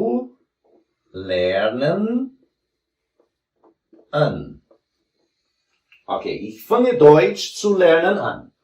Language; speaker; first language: German; non-native, fluent; Portuguese